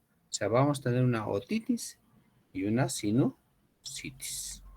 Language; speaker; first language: Spanish; native; Spanish